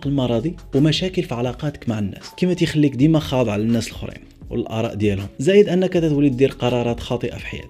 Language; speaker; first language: Arabic; native; Arabic